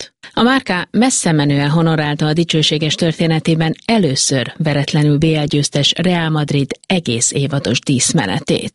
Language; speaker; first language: Hungarian; native; Hungarian